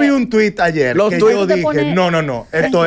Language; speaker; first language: Spanish; native; Spanish